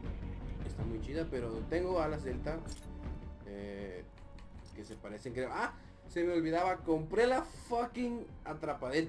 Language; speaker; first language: Spanish; native; Spanish